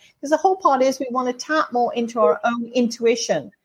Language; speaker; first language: English; native; English